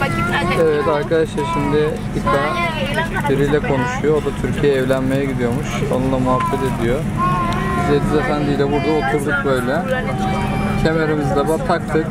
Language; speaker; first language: Turkish; native; Turkish